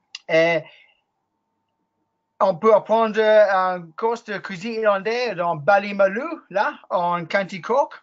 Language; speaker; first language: French; non-native, learner; English